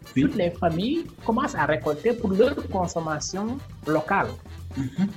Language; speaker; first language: French; non-native, local second language; Wolof